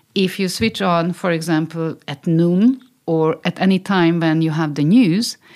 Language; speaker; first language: English; non-native, fluent; Hungarian